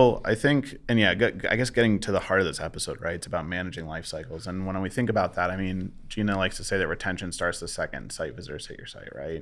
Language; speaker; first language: English; native; English